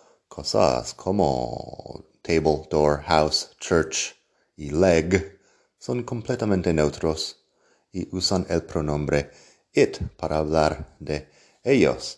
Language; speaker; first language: Spanish; non-native, fluent; English